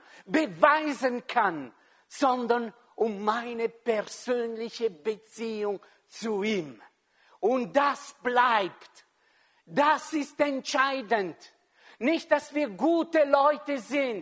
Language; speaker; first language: German; non-native, fluent; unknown